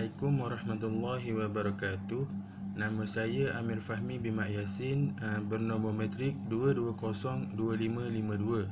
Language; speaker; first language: Malay; native; Malay